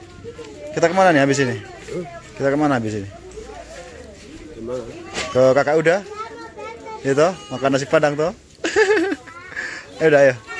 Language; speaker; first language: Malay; non-native, local second language; Javanese